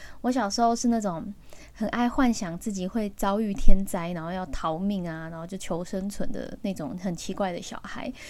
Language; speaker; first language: Chinese; early bilingual, heritage; Chinese